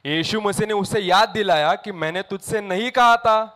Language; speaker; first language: Hindi; non-native, local second language; Marathi